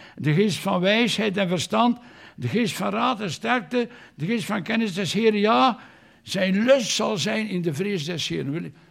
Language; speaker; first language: Dutch; native; Dutch